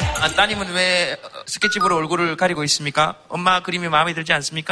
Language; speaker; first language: Korean; non-native, local second language; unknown